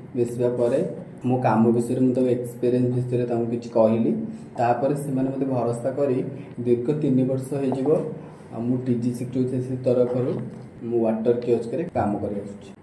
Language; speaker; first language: Odia; native; Odia